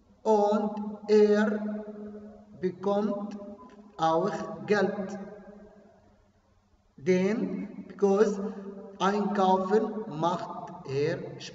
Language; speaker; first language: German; non-native, fluent; Arabic